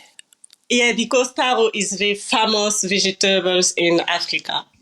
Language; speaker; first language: English; non-native, learner; French